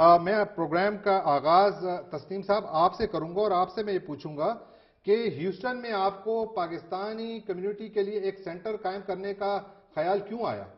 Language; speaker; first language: Urdu; non-native, local second language; Pashto